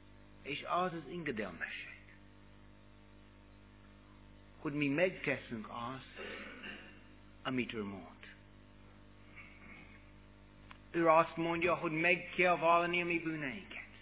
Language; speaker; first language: Hungarian; non-native, fluent; English